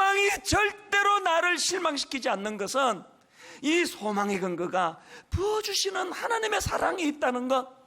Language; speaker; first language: Korean; native; Korean